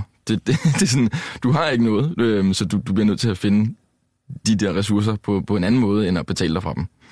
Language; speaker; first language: Danish; native; Danish